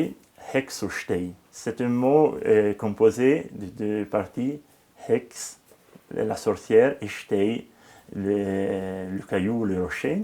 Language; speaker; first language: French; non-native, local second language; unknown